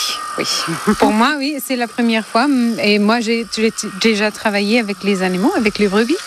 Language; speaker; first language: French; non-native, fluent; German